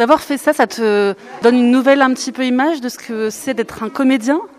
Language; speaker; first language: French; native; French